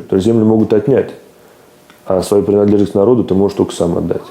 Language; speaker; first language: Russian; native; Russian